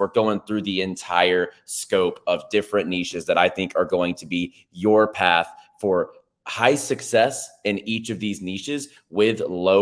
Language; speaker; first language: English; native; English